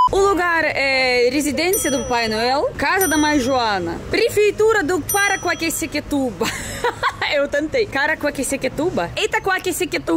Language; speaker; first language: Portuguese; non-native, fluent; Russian